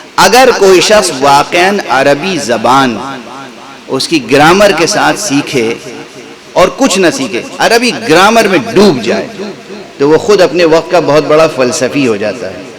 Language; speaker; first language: Urdu; native; Urdu